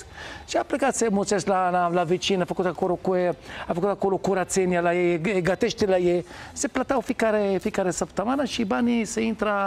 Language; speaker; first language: Romanian; non-native, fluent; Hebrew